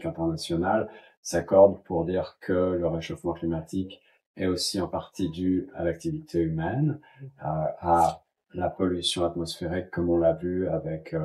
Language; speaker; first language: French; native; French